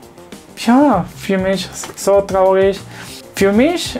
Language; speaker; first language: German; non-native, learner; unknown